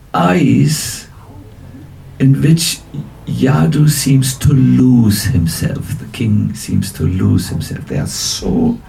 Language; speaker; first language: English; non-native, fluent; German